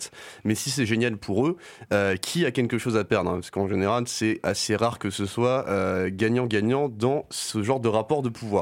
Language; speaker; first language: French; native; French